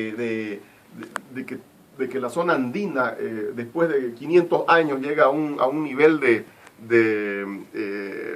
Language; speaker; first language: Spanish; native; Spanish